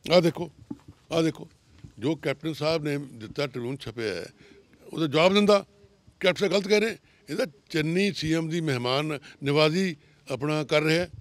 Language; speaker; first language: Punjabi; native; Punjabi